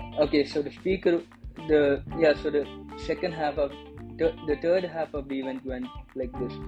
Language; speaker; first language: English; non-native, local second language; Tamil